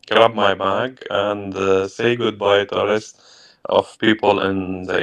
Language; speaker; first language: English; non-native, learner; Arabic